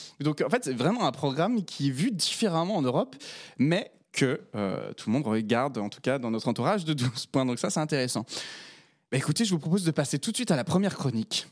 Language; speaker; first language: French; native; French